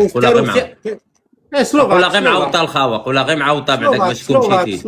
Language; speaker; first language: Arabic; native; Arabic